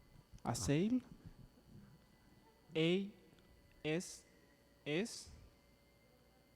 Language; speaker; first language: English; non-native, learner; Spanish